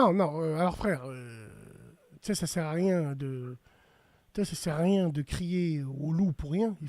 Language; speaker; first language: French; native; French